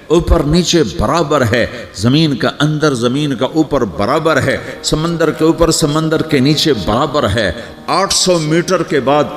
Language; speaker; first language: Urdu; non-native, local second language; Punjabi